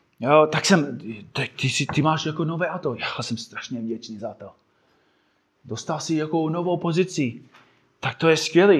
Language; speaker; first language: Czech; non-native, fluent; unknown